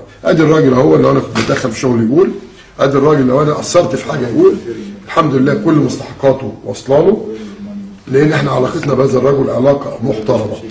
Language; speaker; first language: Arabic; native; Arabic